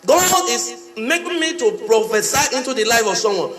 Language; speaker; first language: English; non-native, local second language; Yoruba